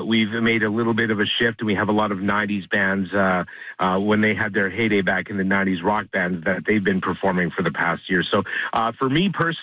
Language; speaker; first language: English; native; English